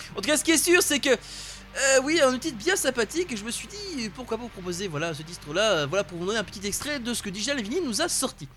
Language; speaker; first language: French; native; French